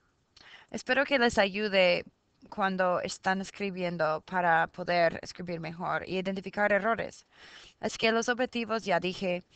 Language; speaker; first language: Spanish; non-native, fluent; English